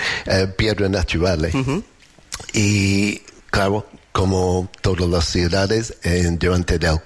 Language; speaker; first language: Spanish; non-native, fluent; English